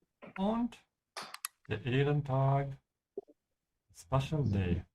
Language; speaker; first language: German; non-native, fluent; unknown